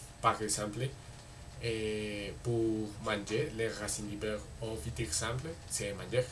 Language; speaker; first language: French; non-native, learner; Spanish